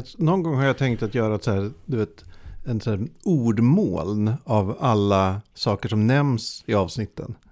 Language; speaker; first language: Swedish; native; Swedish